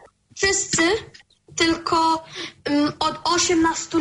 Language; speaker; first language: Polish; early bilingual, heritage; Polish